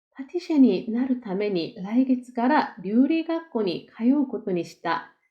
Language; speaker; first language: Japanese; non-native, fluent; Korean